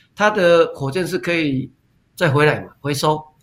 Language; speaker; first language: Chinese; non-native, local second language; Min Nan Chinese